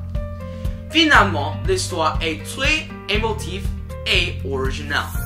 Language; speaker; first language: French; non-native, learner; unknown